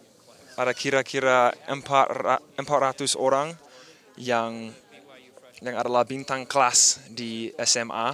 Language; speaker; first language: Indonesian; non-native, fluent; English